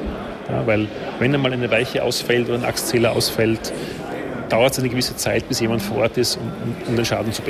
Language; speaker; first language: German; native; German